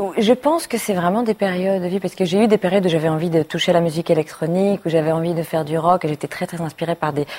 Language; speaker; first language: French; early bilingual, other home language; Hebrew